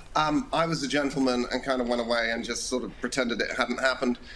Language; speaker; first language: English; native; English